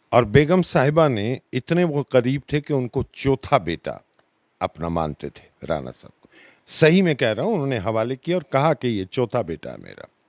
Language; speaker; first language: Hindi; non-native, local second language; Dogri